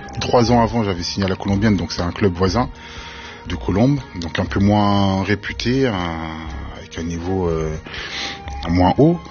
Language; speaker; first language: French; native; French